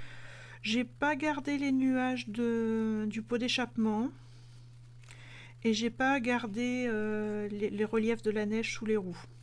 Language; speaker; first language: French; native; French